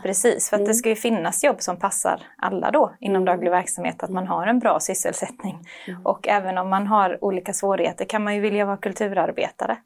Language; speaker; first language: Swedish; native; Swedish